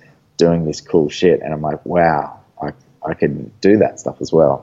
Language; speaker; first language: English; native; English